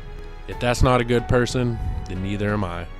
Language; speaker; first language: English; native; English